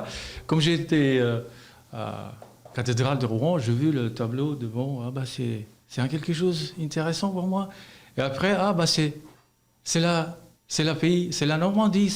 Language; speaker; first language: French; non-native, learner; Albanian